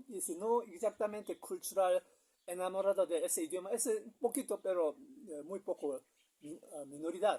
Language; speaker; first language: Spanish; non-native, learner; Korean